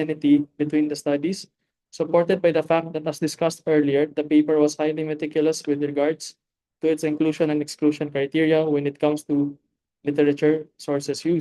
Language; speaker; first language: English; non-native, local second language; Filipino